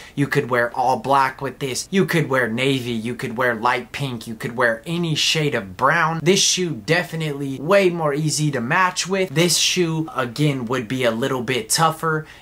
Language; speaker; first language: English; native; English